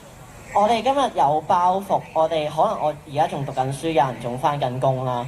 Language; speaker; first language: Cantonese; native; Cantonese